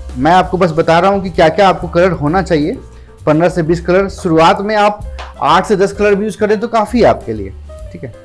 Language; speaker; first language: Hindi; non-native, local second language; Gujarati